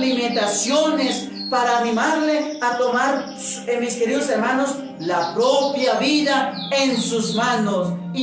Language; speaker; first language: Spanish; native; Spanish